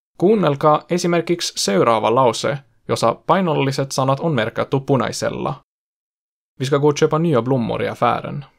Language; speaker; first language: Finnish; non-native, fluent; Swedish